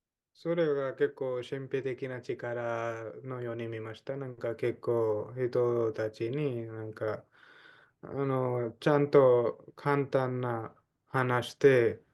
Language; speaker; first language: Japanese; non-native, fluent; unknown